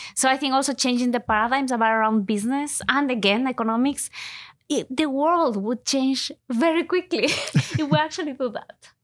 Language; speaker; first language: English; non-native, fluent; Spanish